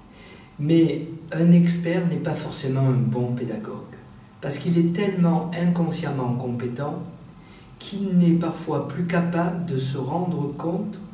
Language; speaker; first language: French; native; French